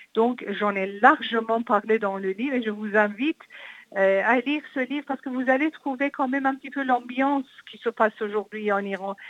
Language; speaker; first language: French; non-native, fluent; Persian